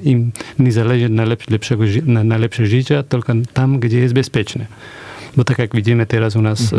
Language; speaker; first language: Polish; non-native, fluent; Persian